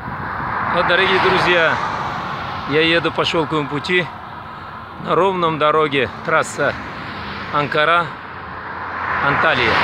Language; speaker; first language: Russian; non-native, local second language; Uzbek